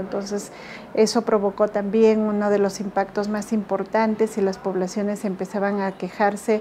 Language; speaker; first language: Spanish; native; Spanish